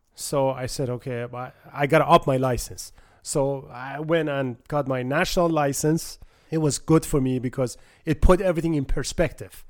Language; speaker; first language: English; non-native, fluent; Persian